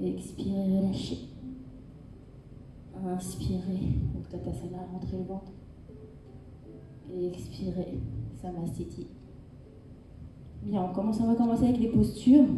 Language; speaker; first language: French; native; French